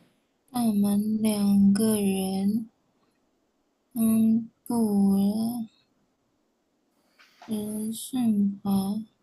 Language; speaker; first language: Chinese; non-native, learner; Indonesian